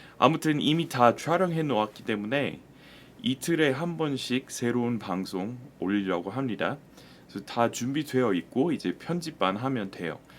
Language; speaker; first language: Korean; non-native, fluent; English